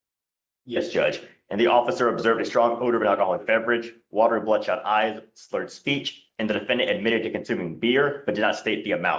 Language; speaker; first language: English; native; English